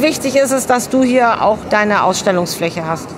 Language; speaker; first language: German; native; German